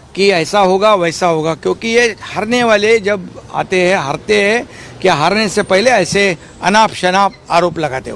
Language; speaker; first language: Hindi; non-native, local second language; Marathi